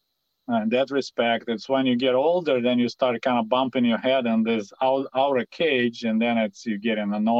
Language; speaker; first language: English; non-native, fluent; Russian